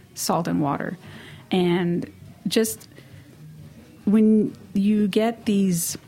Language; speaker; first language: English; native; English